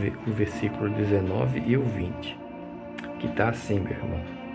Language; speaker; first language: Portuguese; native; Portuguese